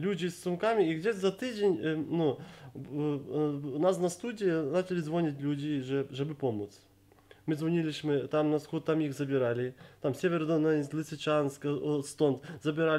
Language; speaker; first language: Polish; non-native, learner; Ukrainian